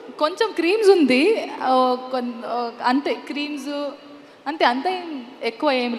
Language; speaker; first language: Telugu; non-native, learner; Kannada